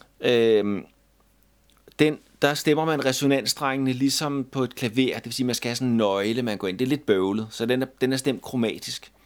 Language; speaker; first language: Danish; native; Danish